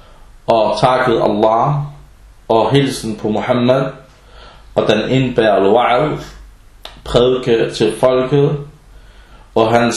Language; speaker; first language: Danish; non-native, fluent; Arabic